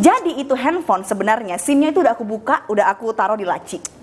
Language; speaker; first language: Indonesian; native; Indonesian